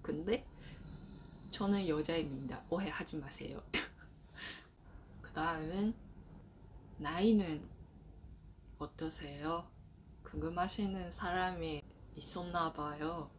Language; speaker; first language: Korean; non-native, learner; Japanese